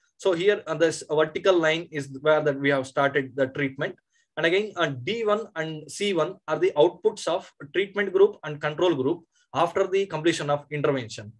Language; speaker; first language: English; non-native, local second language; Kannada